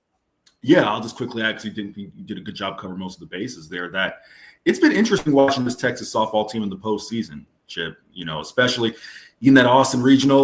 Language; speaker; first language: English; native; English